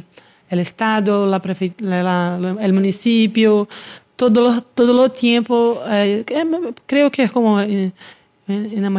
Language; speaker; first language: Spanish; non-native, learner; Portuguese